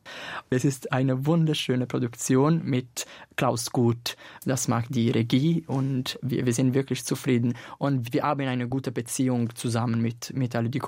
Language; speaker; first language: German; non-native, fluent; Italian